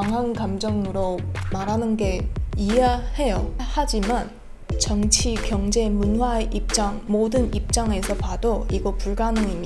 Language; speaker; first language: Korean; non-native, learner; Chinese